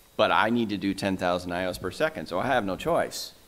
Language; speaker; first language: English; native; English